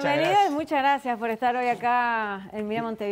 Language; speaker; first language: Spanish; native; Spanish